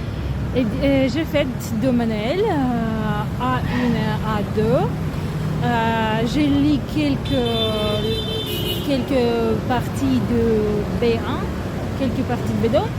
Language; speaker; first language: French; non-native, learner; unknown